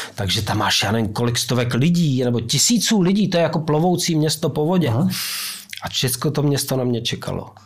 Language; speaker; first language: Czech; native; Czech